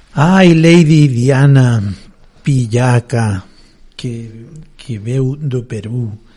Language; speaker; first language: Galician; native; Galician